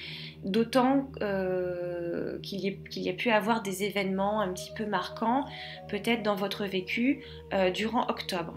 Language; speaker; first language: French; native; French